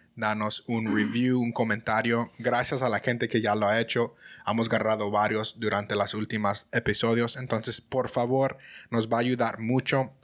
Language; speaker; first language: Spanish; early bilingual, heritage; Spanish